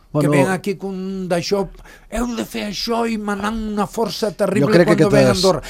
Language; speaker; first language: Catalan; non-native, local second language; Spanish